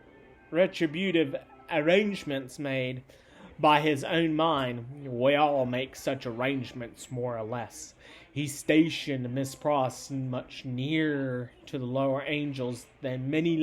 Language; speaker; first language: English; native; English